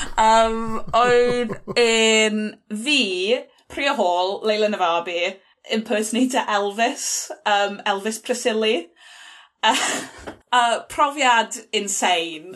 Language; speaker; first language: Welsh; non-native, local second language; English